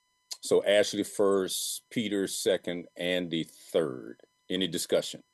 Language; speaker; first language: English; native; English